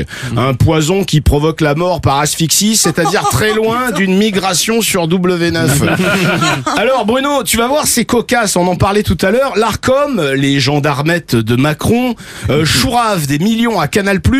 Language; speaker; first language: French; native; French